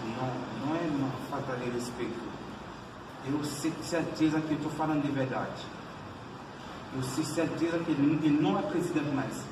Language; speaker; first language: Portuguese; non-native, learner; Haitian Creole